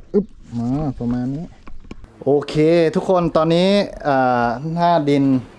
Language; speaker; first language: Thai; native; Thai